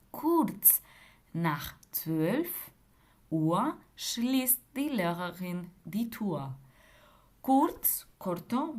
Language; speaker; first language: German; non-native, fluent; Spanish